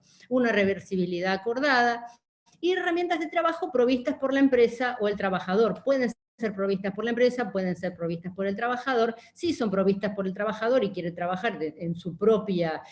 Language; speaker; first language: Spanish; native; Spanish